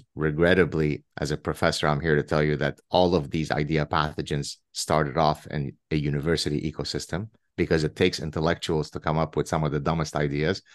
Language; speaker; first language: English; early bilingual, other home language; Arabic